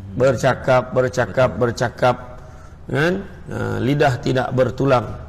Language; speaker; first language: Malay; native; Malay